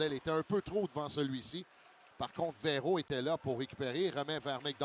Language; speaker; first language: French; native; French